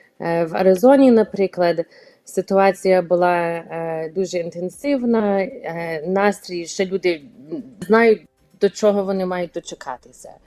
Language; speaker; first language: Ukrainian; early bilingual, heritage; Ukrainian